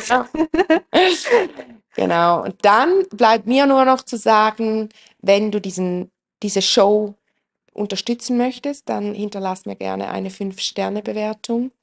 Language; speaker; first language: German; native; German